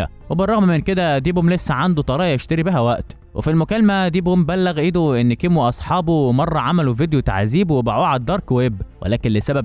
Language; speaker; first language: Arabic; native; Arabic